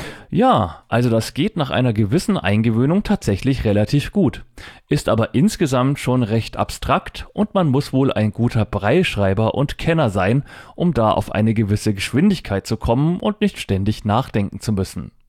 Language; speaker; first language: German; native; German